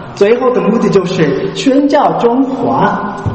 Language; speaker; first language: Chinese; non-native, learner; English